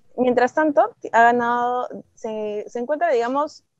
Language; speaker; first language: Spanish; native; Spanish